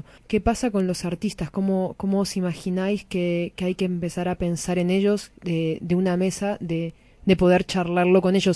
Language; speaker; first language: Spanish; native; Spanish